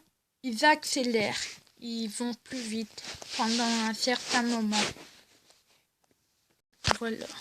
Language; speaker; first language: French; native; French